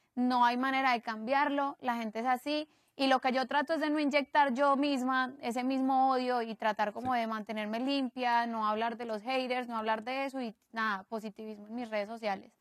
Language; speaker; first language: Spanish; native; Spanish